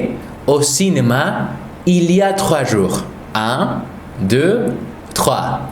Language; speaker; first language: French; non-native, fluent; Spanish